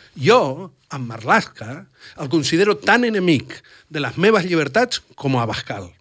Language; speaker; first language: Catalan; non-native, fluent; Spanish